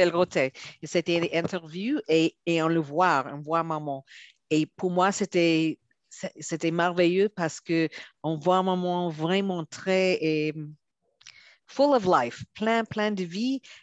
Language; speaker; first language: French; non-native, fluent; Hebrew